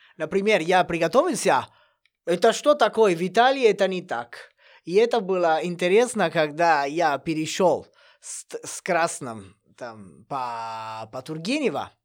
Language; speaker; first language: Russian; non-native, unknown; Italian